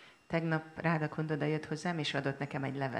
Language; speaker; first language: Hungarian; native; Hungarian